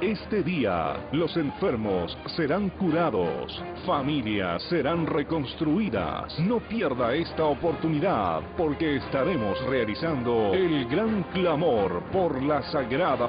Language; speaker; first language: Spanish; native; Spanish